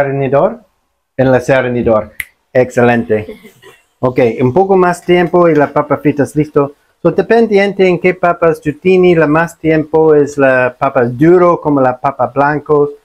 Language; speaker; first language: Spanish; non-native, learner; English